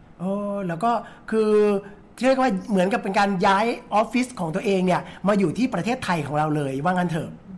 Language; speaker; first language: Thai; native; Thai